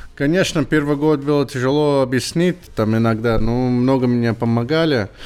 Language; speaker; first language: Russian; non-native, learner; English